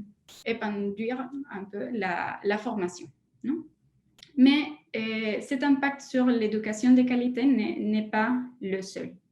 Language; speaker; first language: French; non-native, fluent; Spanish